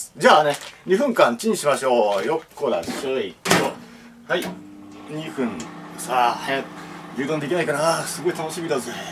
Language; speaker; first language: Japanese; native; Japanese